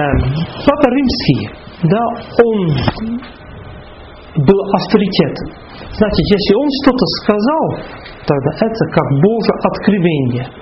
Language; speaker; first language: Russian; non-native, fluent; Dutch